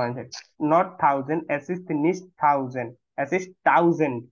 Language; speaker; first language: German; non-native, fluent; Bangla